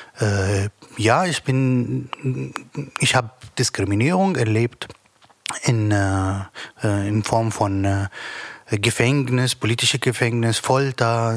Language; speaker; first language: German; non-native, learner; Arabic